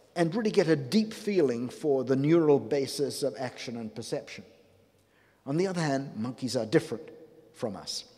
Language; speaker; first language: English; native; English